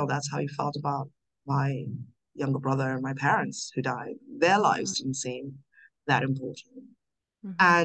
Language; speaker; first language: English; non-native, local second language; North Ndebele